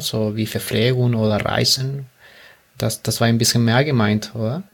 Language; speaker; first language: German; non-native, learner; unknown